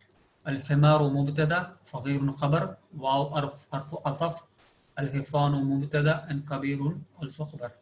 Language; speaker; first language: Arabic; non-native, fluent; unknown